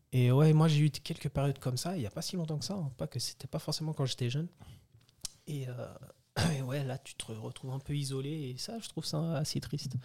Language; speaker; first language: French; early bilingual, other home language; Portuguese